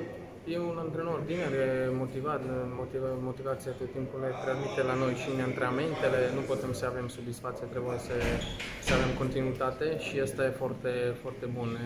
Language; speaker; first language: Romanian; non-native, fluent; Slovak